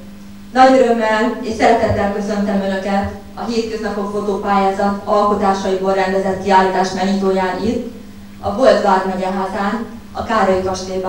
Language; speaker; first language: Hungarian; native; Hungarian